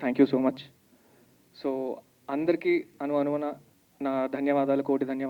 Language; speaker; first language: Telugu; native; Telugu